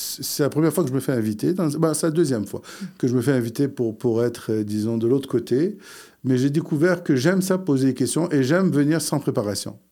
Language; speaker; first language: French; early bilingual, other home language; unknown